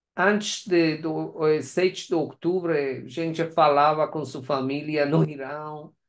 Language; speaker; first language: Portuguese; non-native, learner; Persian